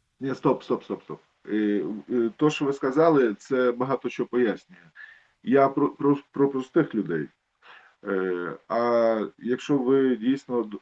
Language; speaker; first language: Ukrainian; non-native, local second language; Russian